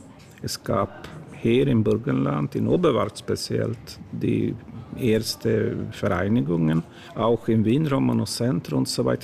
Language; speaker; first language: German; non-native, learner; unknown